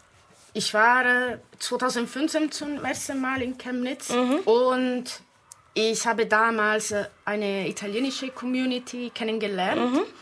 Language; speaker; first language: German; non-native, fluent; Italian